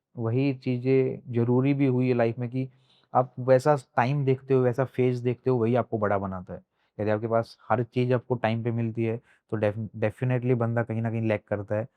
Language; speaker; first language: Hindi; native; Hindi